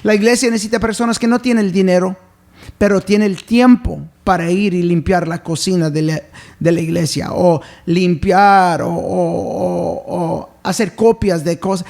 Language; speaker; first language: Spanish; early bilingual, heritage; English